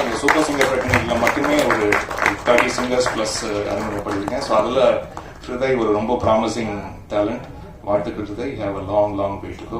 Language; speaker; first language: Tamil; native; Tamil